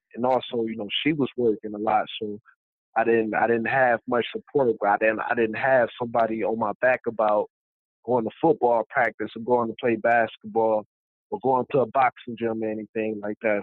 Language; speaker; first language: English; native; English